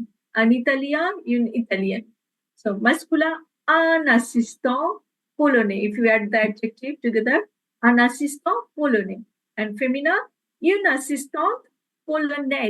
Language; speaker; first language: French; non-native, fluent; Bangla